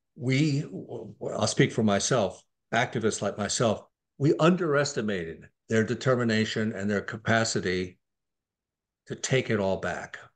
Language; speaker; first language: English; native; English